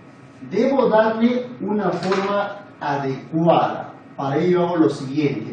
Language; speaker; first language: Spanish; native; Spanish